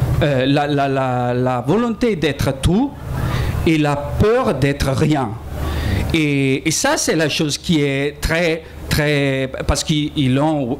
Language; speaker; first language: French; non-native, fluent; Italian